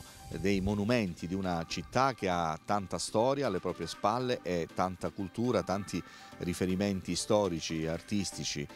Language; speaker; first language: Italian; native; Italian